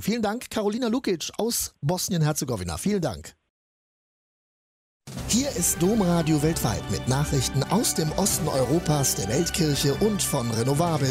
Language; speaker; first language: German; native; German